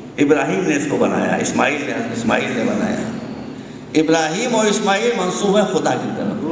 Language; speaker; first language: Urdu; native; Urdu